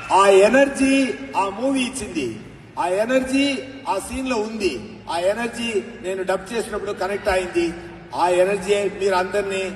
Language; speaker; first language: Telugu; non-native, fluent; Tamil